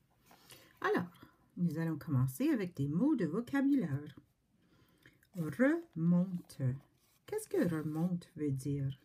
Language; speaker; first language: French; non-native, fluent; English